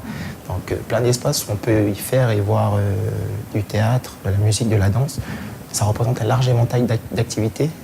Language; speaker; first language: French; native; French